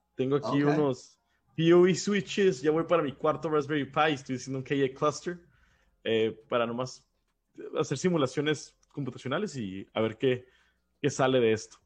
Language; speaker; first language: Spanish; native; Spanish